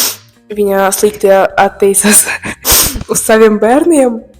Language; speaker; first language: Latvian; non-native, local second language; Russian